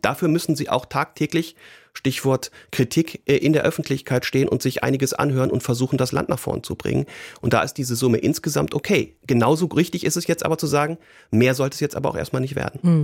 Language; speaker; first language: German; native; German